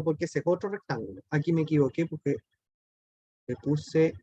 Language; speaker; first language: Spanish; native; Spanish